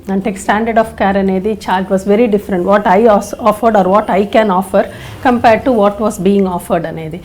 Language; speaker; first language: Telugu; native; Telugu